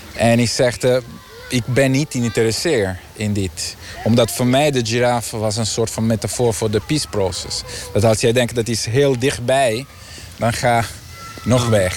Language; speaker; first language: Dutch; non-native, learner; Italian